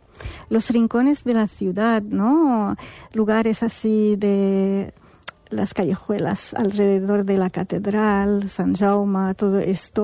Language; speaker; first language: Spanish; non-native, fluent; Arabic